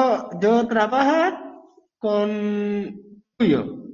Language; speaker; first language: Spanish; non-native, learner; Bangla